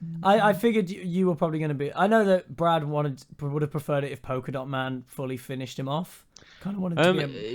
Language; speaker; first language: English; native; English